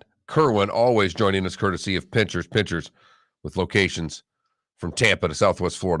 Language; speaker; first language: English; native; English